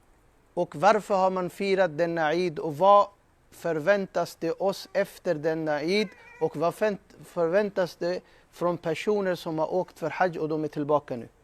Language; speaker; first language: Swedish; non-native, fluent; Urdu